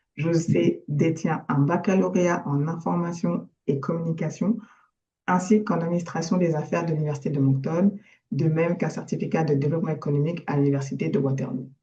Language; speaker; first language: French; native; French